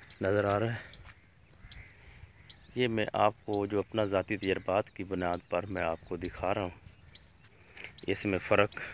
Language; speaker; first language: Urdu; non-native, local second language; Punjabi